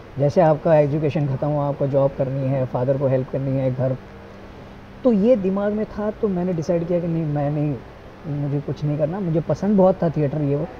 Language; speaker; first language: Hindi; non-native, local second language; Gujarati